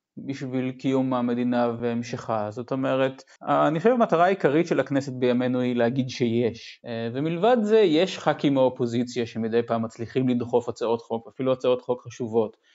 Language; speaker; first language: Hebrew; native; Hebrew